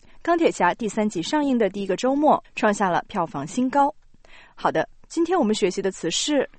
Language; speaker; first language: Chinese; native; Chinese